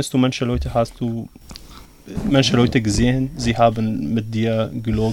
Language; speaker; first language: German; non-native, learner; Arabic